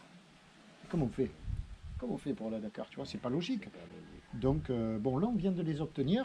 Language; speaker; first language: French; native; French